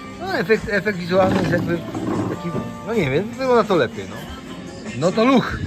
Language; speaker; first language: Polish; native; Polish